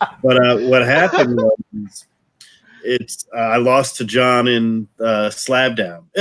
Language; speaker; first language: English; native; English